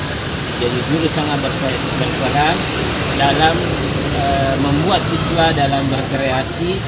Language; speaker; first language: Indonesian; native; Indonesian